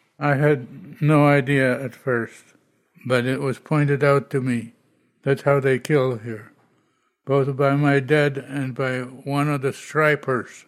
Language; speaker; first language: English; non-native, fluent; Polish